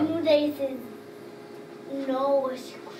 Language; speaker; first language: Romanian; early bilingual, heritage; English